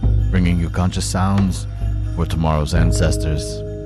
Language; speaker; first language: English; native; English